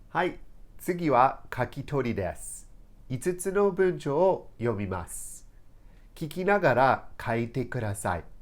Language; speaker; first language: Japanese; non-native, fluent; English